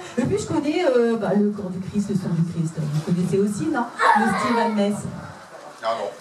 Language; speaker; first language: French; native; French